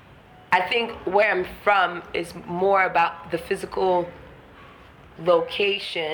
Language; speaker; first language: English; non-native, local second language; Ewe